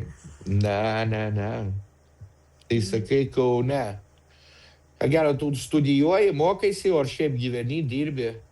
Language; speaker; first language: Lithuanian; non-native, local second language; Russian